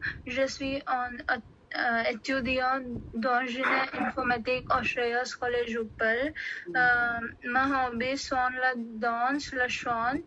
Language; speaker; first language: French; non-native, learner; Odia